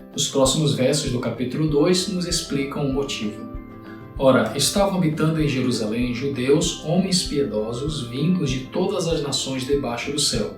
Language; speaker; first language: Portuguese; native; Portuguese